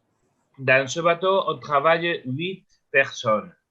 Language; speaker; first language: French; non-native, learner; Spanish